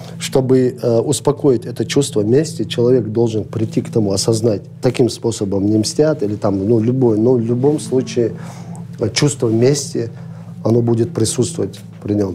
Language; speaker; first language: Russian; non-native, local second language; Chechen